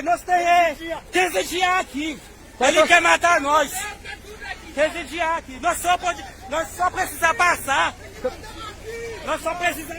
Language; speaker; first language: Portuguese; non-native, learner; Haitian Creole